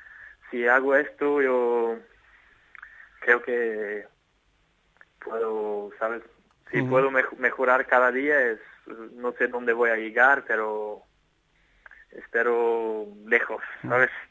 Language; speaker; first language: Spanish; non-native, fluent; Swedish